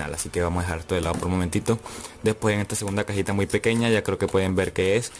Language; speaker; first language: Spanish; native; Spanish